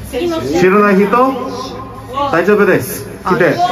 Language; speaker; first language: Japanese; non-native, learner; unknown